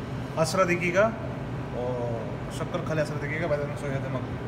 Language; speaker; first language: Arabic; non-native, learner; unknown